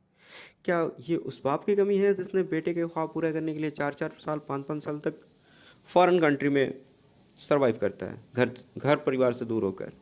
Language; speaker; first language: Hindi; native; Hindi